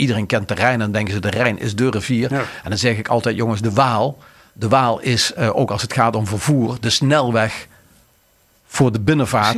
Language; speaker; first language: Dutch; native; Dutch